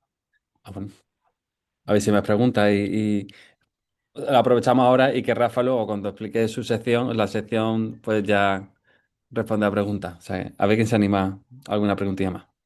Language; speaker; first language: Spanish; native; Spanish